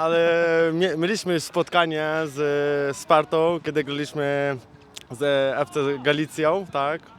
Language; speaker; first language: Polish; non-native, learner; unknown